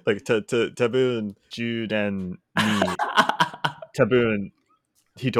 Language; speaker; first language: Japanese; non-native, learner; English